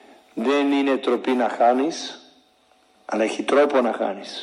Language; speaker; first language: Greek; non-native, fluent; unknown